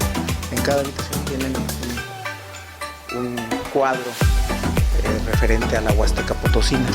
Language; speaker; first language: Spanish; native; Spanish